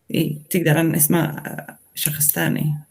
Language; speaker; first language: Arabic; non-native, learner; Swedish